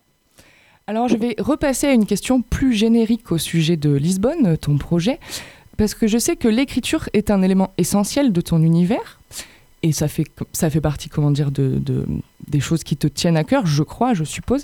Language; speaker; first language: French; native; French